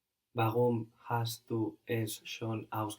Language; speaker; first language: German; non-native, learner; English